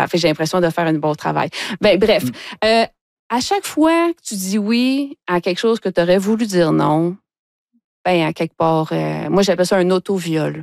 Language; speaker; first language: French; native; French